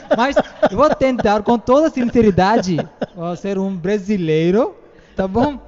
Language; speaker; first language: Portuguese; non-native, learner; Tamil